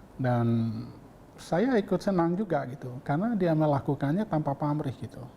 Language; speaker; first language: Indonesian; native; Indonesian